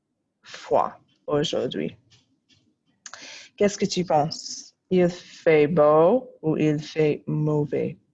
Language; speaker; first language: French; non-native, fluent; English